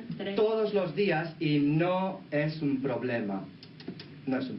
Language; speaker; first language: Spanish; non-native, learner; English